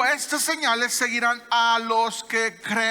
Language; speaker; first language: Spanish; native; Spanish